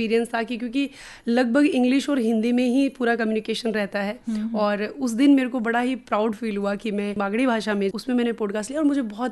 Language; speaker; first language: Hindi; non-native, local second language; Rajasthani